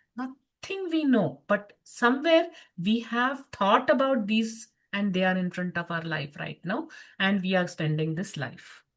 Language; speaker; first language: English; non-native, local second language; Kannada